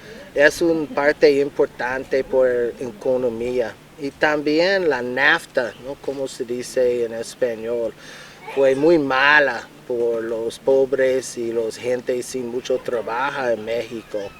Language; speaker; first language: Spanish; non-native, learner; English